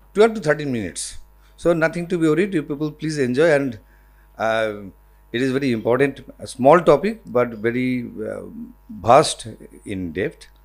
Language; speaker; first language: English; non-native, local second language; Bangla